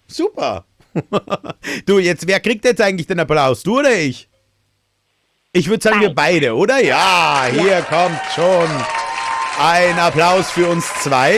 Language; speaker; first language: German; native; German